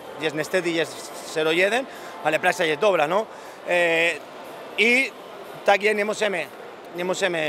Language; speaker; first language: Polish; non-native, learner; Spanish